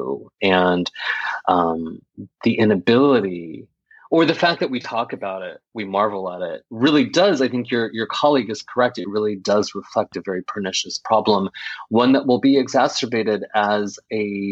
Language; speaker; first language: English; native; English